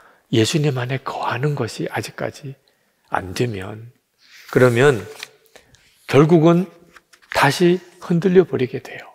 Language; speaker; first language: Korean; native; Korean